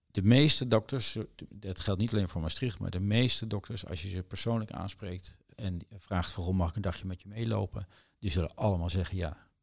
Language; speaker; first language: Dutch; native; Dutch